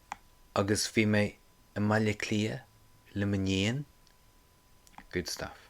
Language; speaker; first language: Irish; non-native, local second language; English